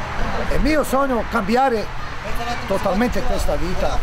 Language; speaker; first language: Italian; non-native, learner; Romany